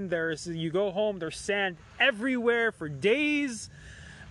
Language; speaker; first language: English; native; English